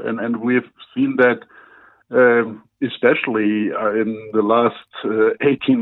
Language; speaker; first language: English; non-native, fluent; German